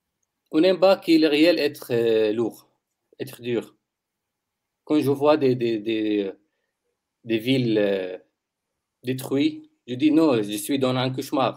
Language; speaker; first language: French; non-native, learner; Arabic